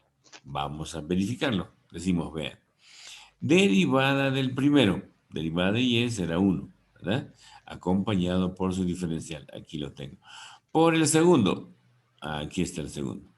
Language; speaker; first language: Spanish; native; Spanish